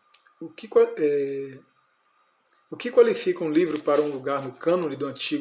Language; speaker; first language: Portuguese; native; Portuguese